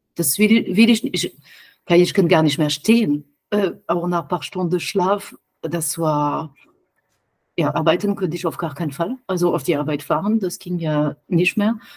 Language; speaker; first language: German; non-native, fluent; French